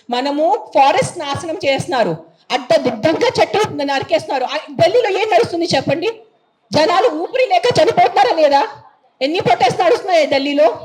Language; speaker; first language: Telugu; non-native, fluent; Marathi